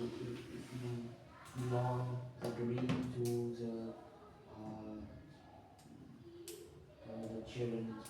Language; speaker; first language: English; non-native, learner; Vietnamese